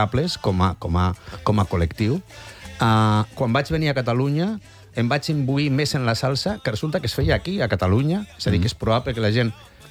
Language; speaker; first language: Catalan; non-native, local second language; Spanish